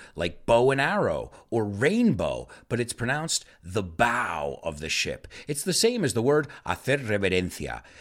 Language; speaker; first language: English; native; English